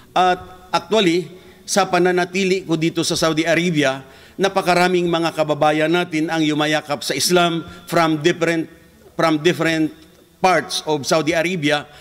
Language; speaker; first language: Filipino; non-native, local second language; Hiligaynon